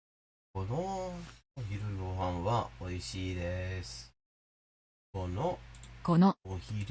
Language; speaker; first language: Japanese; non-native, fluent; English